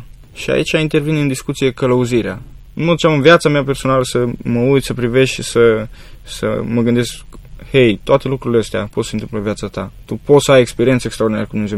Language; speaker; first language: Romanian; native; Romanian